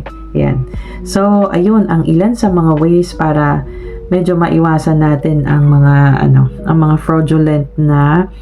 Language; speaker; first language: Filipino; native; Filipino